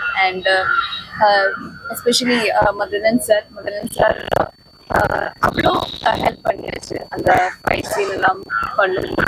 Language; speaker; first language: Tamil; non-native, learner; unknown